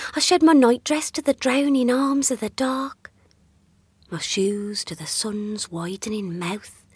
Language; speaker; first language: English; native; English